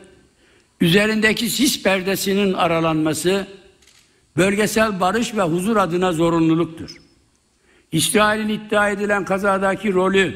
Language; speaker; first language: Turkish; native; Turkish